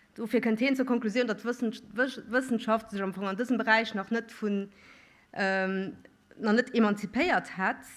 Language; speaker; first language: Luxembourgish; native; Luxembourgish